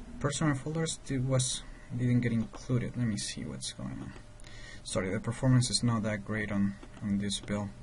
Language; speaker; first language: English; non-native, fluent; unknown